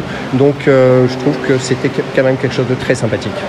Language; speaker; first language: French; native; French